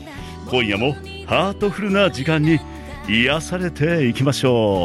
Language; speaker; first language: Japanese; native; Japanese